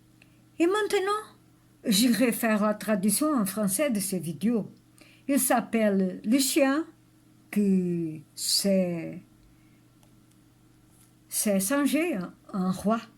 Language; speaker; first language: French; non-native, learner; Portuguese